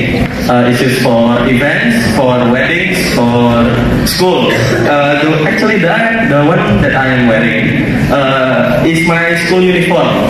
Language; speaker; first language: English; non-native, learner; Indonesian